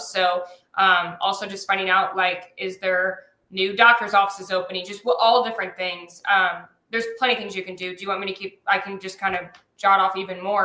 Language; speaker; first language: English; native; English